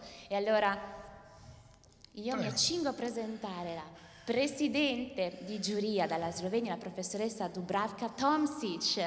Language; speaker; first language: Italian; native; Italian